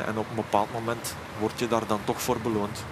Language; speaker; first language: Dutch; native; Dutch